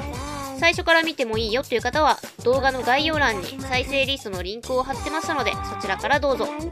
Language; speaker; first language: Japanese; native; Japanese